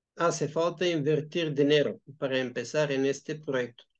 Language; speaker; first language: Spanish; non-native, fluent; Bulgarian